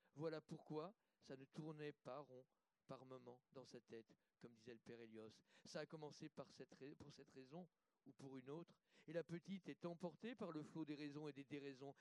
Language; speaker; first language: French; native; French